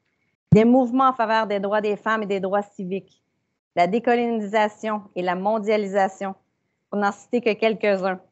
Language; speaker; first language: French; native; French